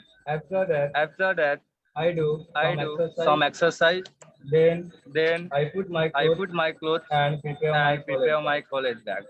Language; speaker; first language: English; non-native, learner; Hindi